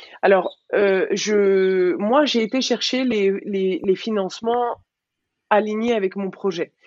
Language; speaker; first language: French; early bilingual, other home language; Arabic